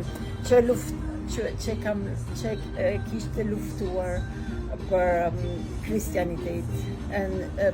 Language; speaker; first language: Albanian; non-native, learner; Italian